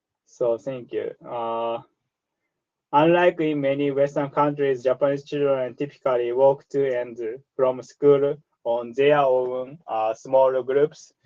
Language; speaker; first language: English; non-native, learner; Japanese